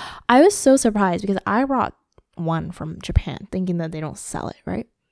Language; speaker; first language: English; early bilingual, other home language; Japanese